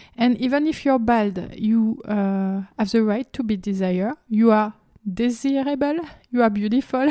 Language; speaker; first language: English; non-native, learner; French